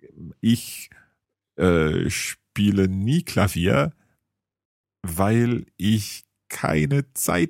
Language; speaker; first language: German; non-native, learner; English